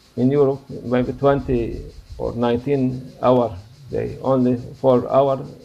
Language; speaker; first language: English; non-native, learner; Turkish